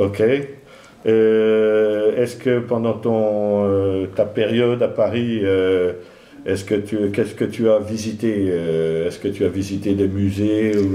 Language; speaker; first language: French; non-native, fluent; Dutch